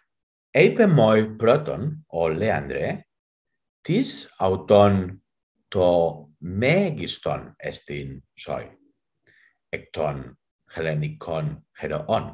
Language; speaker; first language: Greek; non-native, fluent; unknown